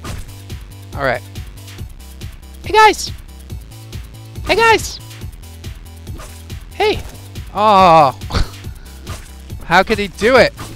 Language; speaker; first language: English; native; English